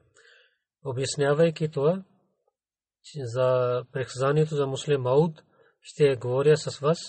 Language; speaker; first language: Bulgarian; non-native, learner; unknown